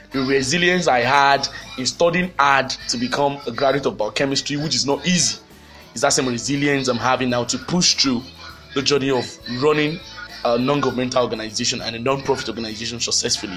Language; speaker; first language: English; non-native, local second language; Yoruba